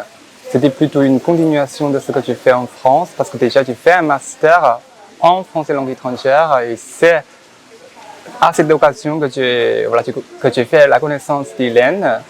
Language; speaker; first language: French; non-native, fluent; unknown